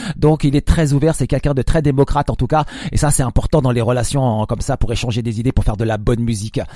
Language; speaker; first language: French; native; French